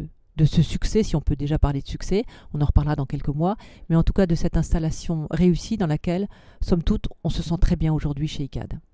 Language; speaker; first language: French; native; French